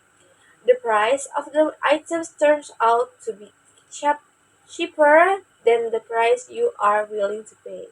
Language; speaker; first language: English; non-native, learner; Indonesian